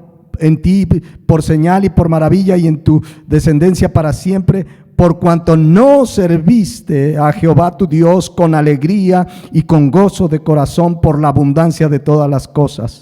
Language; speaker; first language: Spanish; native; Spanish